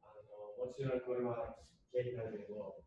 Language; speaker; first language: Japanese; non-native, fluent; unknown